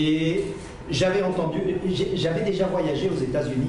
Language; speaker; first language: French; native; French